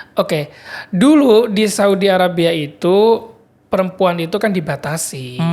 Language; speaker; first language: Indonesian; early bilingual, heritage; Madurese